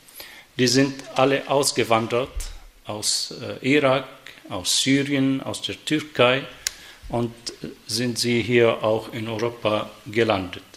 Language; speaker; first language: German; non-native, fluent; Arabic